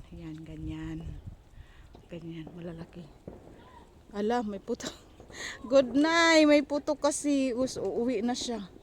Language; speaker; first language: Filipino; non-native, local second language; Cebuano